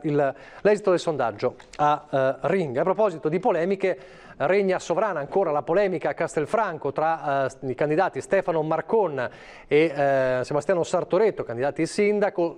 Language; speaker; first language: Italian; native; Italian